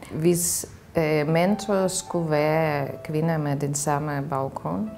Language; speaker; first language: Danish; non-native, fluent; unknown